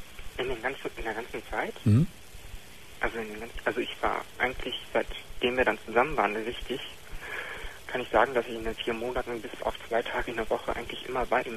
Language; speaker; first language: German; native; German